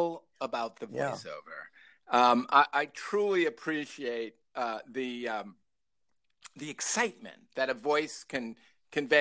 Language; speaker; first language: English; native; English